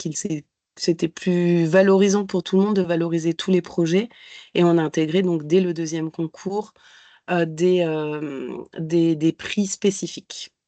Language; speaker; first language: French; native; French